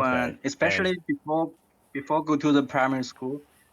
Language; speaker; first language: English; non-native, learner; Chinese